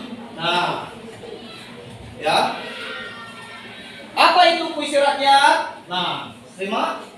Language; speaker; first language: Indonesian; native; Indonesian